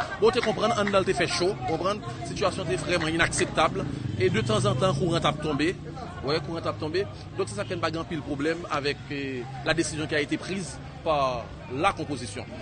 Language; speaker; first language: French; non-native, local second language; Haitian Creole